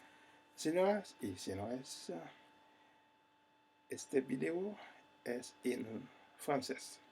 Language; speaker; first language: Spanish; non-native, learner; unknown